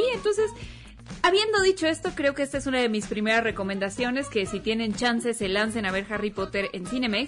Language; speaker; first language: Spanish; native; Spanish